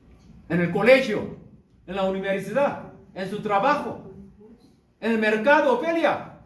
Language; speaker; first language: Spanish; non-native, learner; Korean